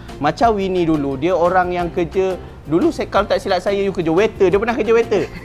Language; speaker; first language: Malay; native; Malay